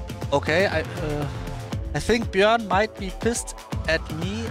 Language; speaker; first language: English; non-native, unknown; German